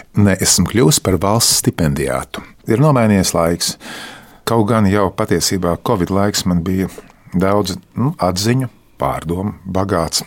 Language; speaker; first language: Latvian; native; Latvian